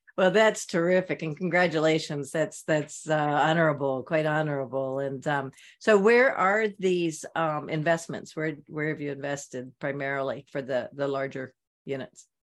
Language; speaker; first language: English; native; English